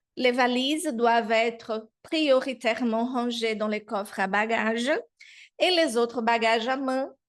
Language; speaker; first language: French; non-native, fluent; Portuguese